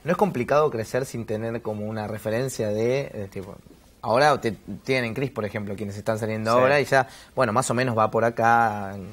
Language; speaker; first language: Spanish; native; Spanish